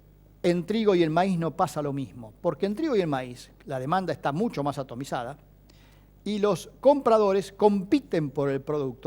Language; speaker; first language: Spanish; native; Spanish